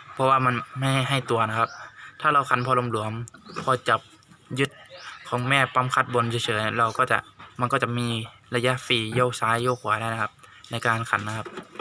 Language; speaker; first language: Thai; native; Thai